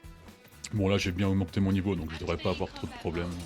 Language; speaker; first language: French; native; French